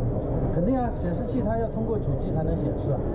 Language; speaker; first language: Chinese; native; Chinese